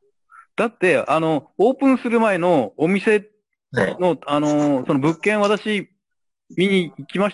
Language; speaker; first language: Japanese; native; Japanese